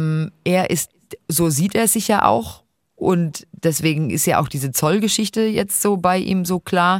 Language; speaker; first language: German; native; German